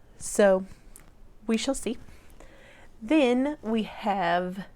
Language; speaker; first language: English; native; English